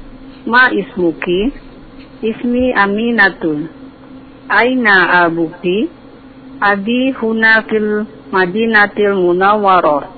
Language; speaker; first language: Arabic; non-native, learner; Indonesian